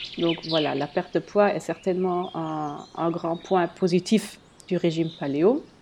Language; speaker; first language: French; non-native, fluent; German